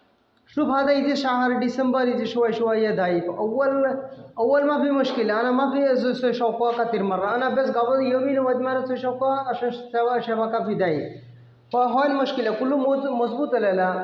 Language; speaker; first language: Arabic; non-native, learner; Bangla